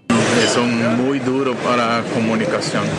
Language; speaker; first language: Spanish; non-native, learner; Portuguese